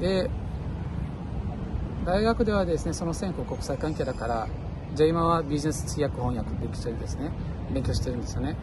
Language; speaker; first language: Japanese; non-native, fluent; Portuguese